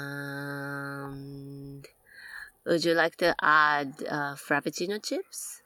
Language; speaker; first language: English; non-native, fluent; Japanese